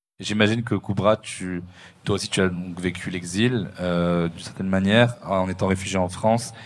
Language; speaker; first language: French; native; French